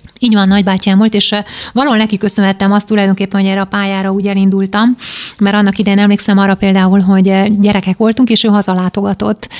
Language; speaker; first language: Hungarian; native; Hungarian